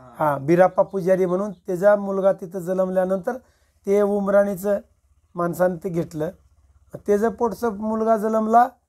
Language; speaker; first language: Marathi; non-native, local second language; Lambadi